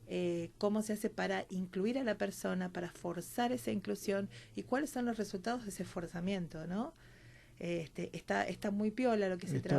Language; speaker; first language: Spanish; native; Spanish